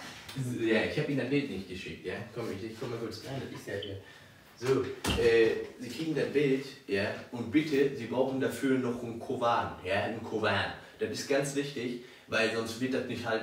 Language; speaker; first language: German; native; German